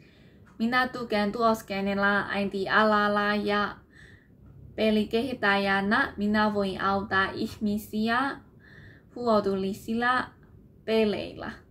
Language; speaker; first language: Finnish; non-native, learner; Burmese